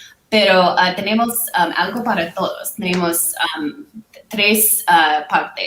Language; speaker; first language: Spanish; non-native, learner; English